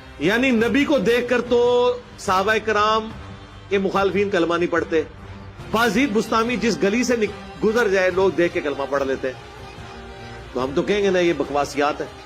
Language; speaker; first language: Urdu; non-native, local second language; Punjabi